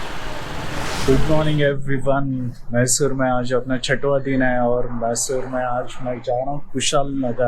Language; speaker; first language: Hindi; native; Hindi